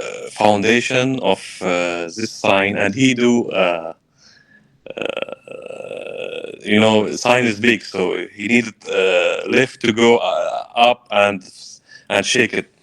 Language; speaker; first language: English; non-native, learner; Arabic